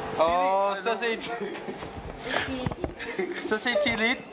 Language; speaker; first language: French; non-native, learner; English